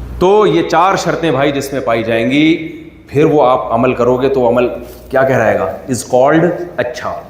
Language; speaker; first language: Urdu; native; Urdu